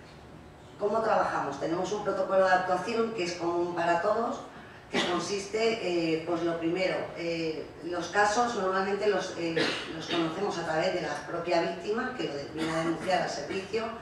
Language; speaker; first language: Spanish; native; Spanish